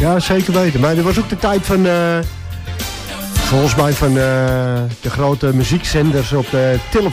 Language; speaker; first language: Dutch; native; Dutch